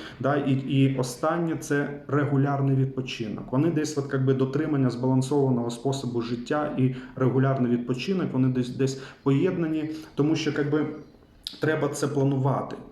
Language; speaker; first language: Ukrainian; non-native, local second language; Russian